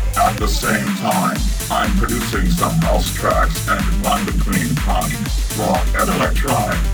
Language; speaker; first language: English; non-native, fluent; Italian